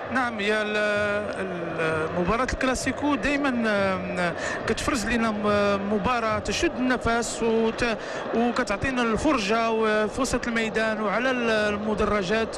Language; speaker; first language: Arabic; native; Arabic